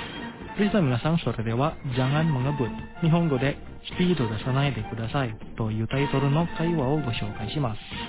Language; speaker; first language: Japanese; non-native, fluent; Indonesian